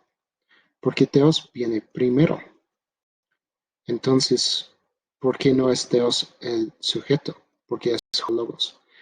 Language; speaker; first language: Spanish; non-native, fluent; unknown